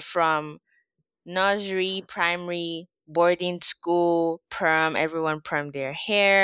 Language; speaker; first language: English; non-native, local second language; Yoruba